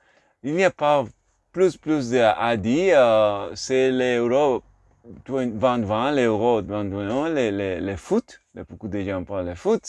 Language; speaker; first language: French; non-native, learner; Spanish